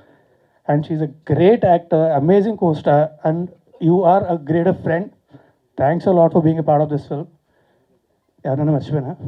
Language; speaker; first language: Telugu; native; Telugu